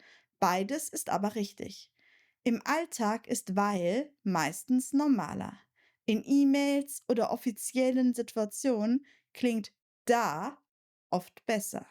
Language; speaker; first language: German; native; German